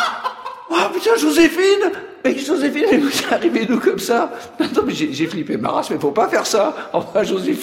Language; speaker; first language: French; native; French